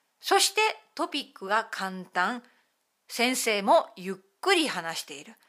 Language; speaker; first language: Japanese; native; Japanese